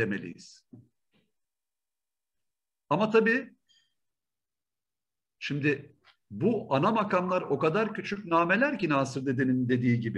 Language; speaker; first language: Turkish; native; Turkish